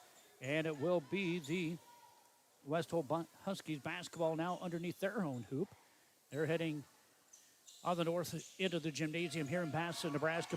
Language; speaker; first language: English; native; English